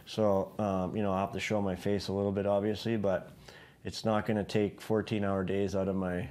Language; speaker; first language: English; native; English